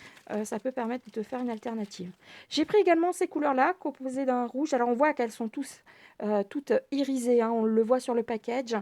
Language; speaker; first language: French; native; French